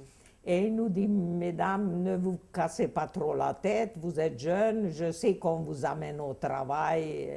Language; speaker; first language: French; non-native, fluent; Hungarian